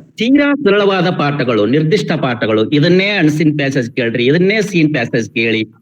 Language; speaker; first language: Kannada; native; Kannada